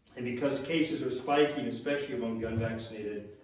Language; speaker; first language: English; native; English